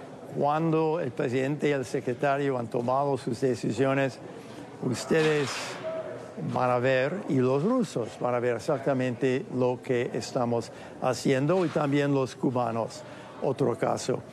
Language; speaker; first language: Spanish; non-native, fluent; English